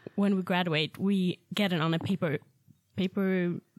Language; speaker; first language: English; non-native, fluent; Swedish